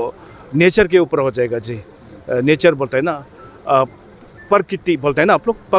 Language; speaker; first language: Hindi; non-native, fluent; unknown